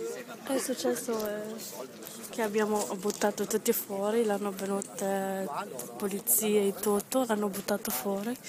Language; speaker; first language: Italian; non-native, fluent; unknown